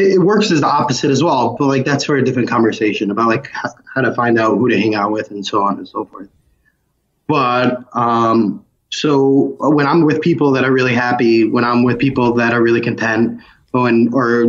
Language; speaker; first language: English; native; English